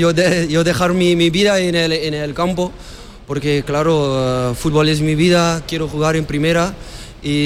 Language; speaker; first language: Spanish; non-native, learner; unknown